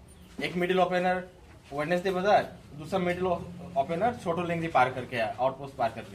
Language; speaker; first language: Hindi; non-native, local second language; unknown